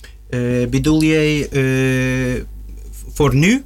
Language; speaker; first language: Dutch; non-native, learner; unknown